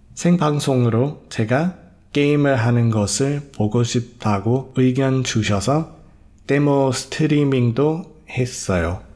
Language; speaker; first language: Korean; non-native, fluent; English